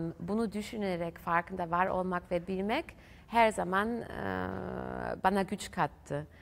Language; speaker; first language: Turkish; early bilingual, heritage; German